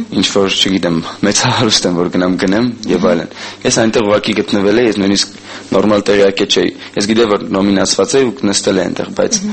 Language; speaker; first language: Armenian; early bilingual, heritage; Armenian